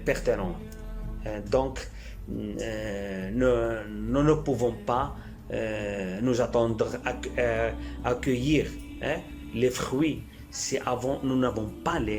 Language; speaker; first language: French; non-native, fluent; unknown